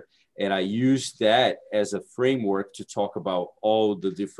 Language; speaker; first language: English; non-native, fluent; Portuguese